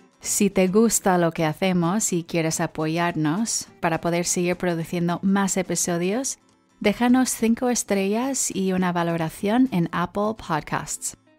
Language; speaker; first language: Spanish; native; Spanish